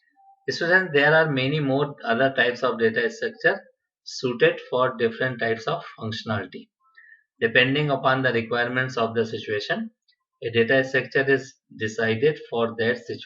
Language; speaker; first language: English; non-native, local second language; Hindi